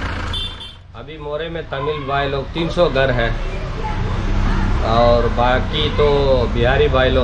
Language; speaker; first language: Hindi; non-native, local second language; Tamil